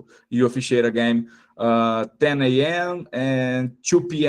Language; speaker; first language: English; non-native, fluent; Portuguese